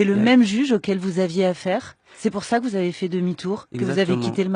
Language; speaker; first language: French; native; French